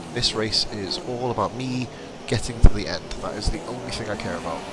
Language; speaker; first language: English; native; English